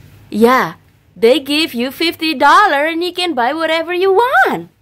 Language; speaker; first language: English; non-native, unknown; Javanese